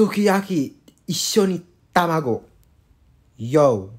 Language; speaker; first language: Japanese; non-native, learner; English